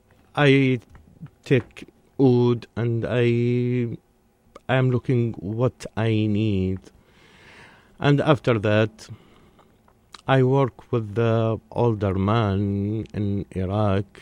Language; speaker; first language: English; non-native, learner; Arabic